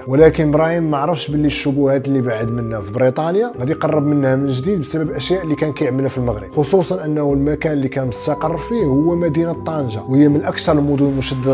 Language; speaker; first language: Arabic; native; Arabic